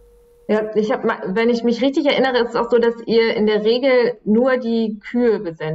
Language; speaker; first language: German; native; German